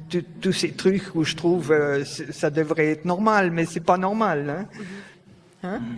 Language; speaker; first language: French; non-native, fluent; German